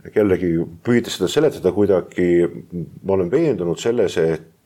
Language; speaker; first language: Estonian; native; Estonian